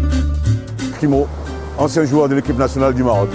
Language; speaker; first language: French; non-native, local second language; Arabic